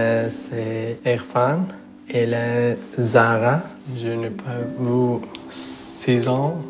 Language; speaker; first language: French; non-native, learner; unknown